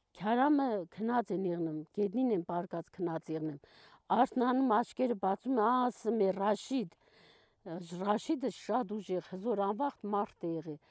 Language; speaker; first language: Armenian; non-native, local second language; Kurdish